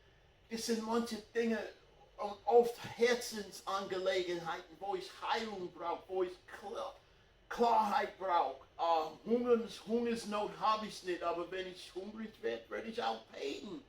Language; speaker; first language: German; non-native, fluent; English